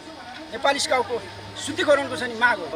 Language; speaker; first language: Nepali; native; Nepali